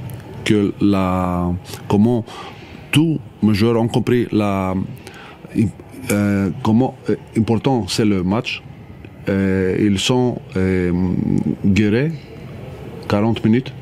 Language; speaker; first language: French; non-native, learner; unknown